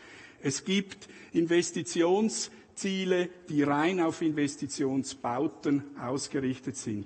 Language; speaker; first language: German; native; German